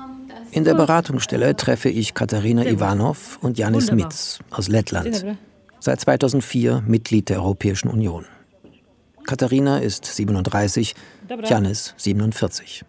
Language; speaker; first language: German; native; German